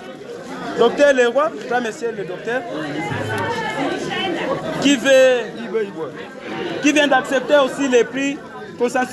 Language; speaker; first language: French; non-native, local second language; Swahili